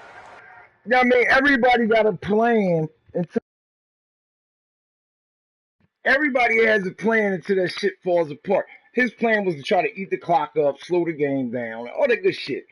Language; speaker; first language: English; native; English